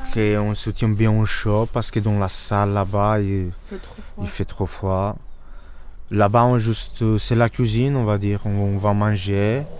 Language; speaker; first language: French; non-native, local second language; Mandingo